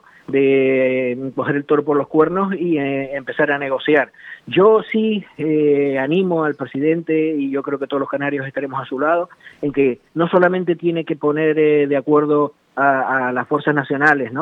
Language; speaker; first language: Spanish; native; Spanish